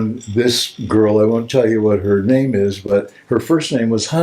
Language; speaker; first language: English; native; English